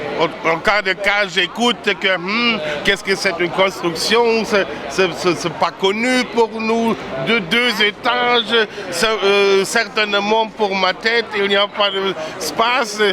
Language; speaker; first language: French; non-native, learner; German